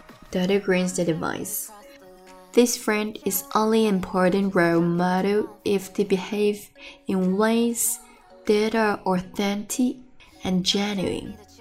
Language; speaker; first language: English; non-native, fluent; Chinese